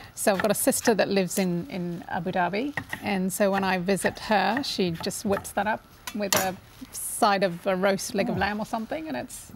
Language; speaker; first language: English; non-native, local second language; Gujarati